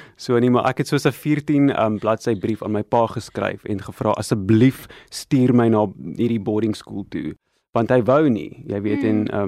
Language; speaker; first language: Afrikaans; non-native, local second language; English